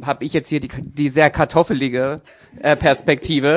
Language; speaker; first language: German; native; German